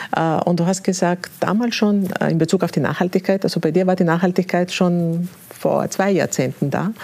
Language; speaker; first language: German; non-native, fluent; Greek